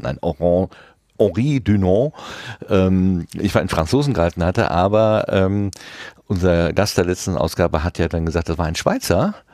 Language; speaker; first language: German; native; German